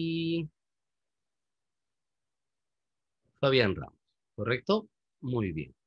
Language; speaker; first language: Spanish; native; Spanish